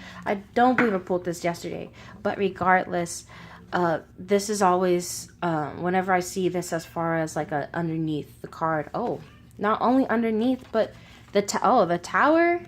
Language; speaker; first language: English; native; English